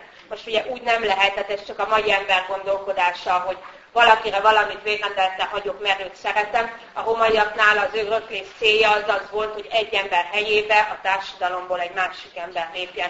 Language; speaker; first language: Hungarian; native; Hungarian